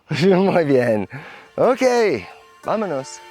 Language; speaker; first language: Spanish; non-native, learner; English